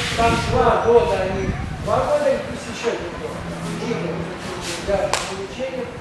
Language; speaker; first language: Russian; non-native, local second language; Ukrainian